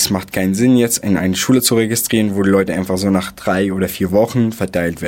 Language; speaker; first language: German; non-native, fluent; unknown